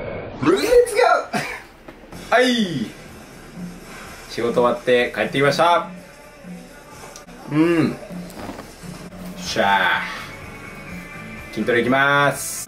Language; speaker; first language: Japanese; native; Japanese